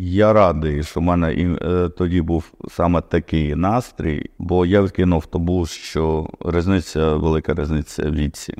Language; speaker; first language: Ukrainian; non-native, local second language; Russian